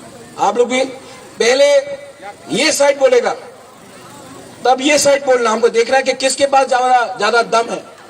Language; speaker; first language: Hindi; non-native, local second language; Kok Borok